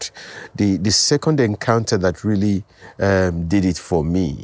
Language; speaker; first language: English; non-native, local second language; Yoruba